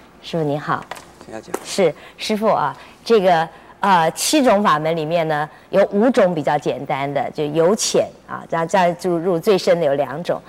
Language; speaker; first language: Chinese; native; Chinese